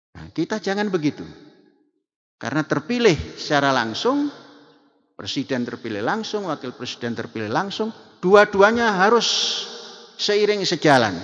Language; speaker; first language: Indonesian; non-native, local second language; Javanese